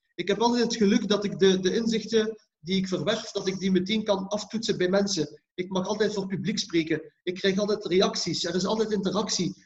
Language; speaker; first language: Dutch; early bilingual, other home language; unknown